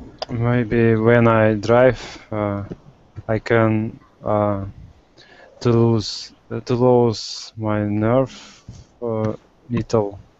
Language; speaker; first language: English; non-native, learner; Russian